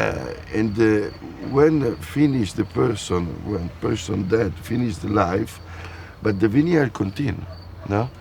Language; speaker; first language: English; non-native, fluent; Italian